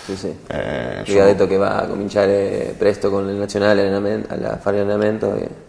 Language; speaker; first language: Italian; non-native, learner; Spanish